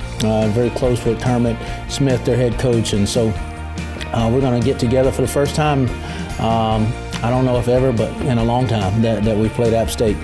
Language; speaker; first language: English; native; English